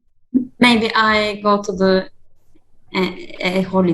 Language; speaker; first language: English; non-native, learner; Turkish